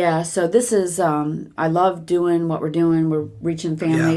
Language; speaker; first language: English; native; English